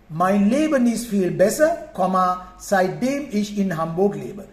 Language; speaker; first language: German; non-native, fluent; Sinhala